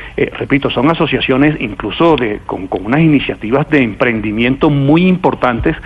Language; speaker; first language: Spanish; native; Spanish